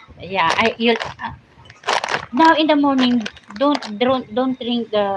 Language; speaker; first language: English; non-native, learner; Filipino